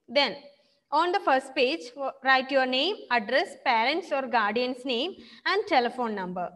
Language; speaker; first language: English; non-native, local second language; Malayalam